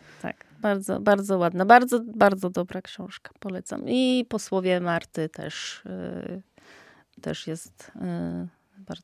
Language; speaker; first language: Polish; native; Polish